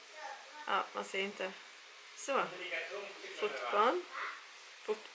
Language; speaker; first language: Swedish; native; Swedish